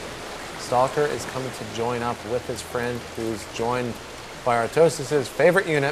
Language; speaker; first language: English; native; English